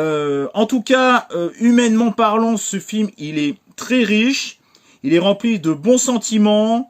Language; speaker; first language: French; native; French